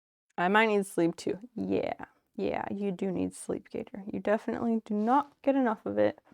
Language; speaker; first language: English; native; English